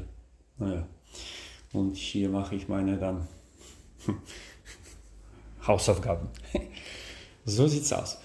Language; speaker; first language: German; non-native, fluent; Russian